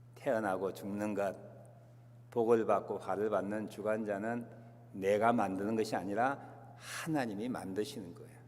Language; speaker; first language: Korean; native; Korean